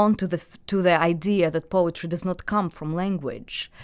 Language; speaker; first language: English; non-native, fluent; Russian